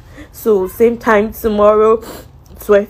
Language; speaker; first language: English; non-native, local second language; Yoruba